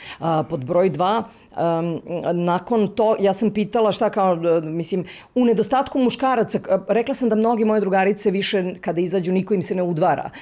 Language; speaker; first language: Serbian; native; Serbian